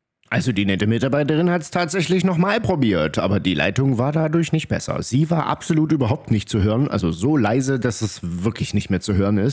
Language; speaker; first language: German; native; German